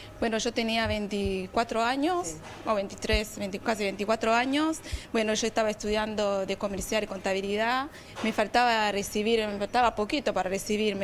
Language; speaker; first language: Spanish; non-native, fluent; Kinyarwanda